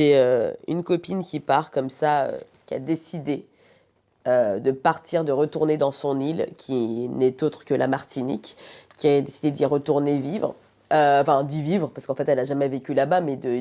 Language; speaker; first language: French; native; French